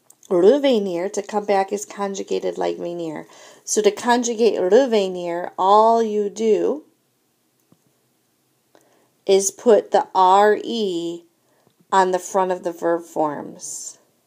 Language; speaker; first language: English; native; English